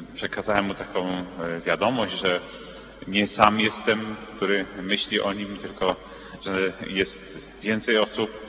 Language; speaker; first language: Polish; early bilingual, heritage; Polish